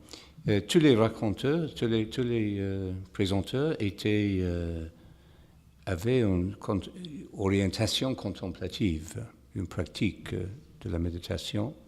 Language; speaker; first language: French; non-native, fluent; English